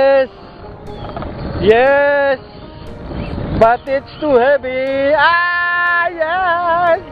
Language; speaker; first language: English; non-native, learner; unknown